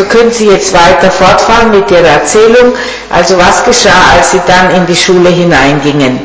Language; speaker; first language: German; non-native, fluent; Italian